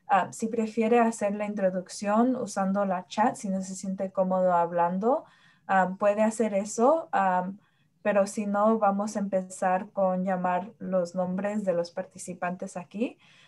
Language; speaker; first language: Spanish; early bilingual, heritage; Spanish